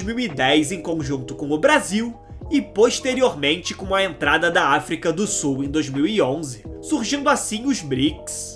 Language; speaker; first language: Portuguese; native; Portuguese